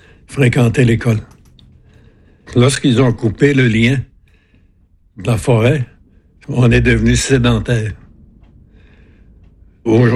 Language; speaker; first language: French; non-native, fluent; Innu-aimun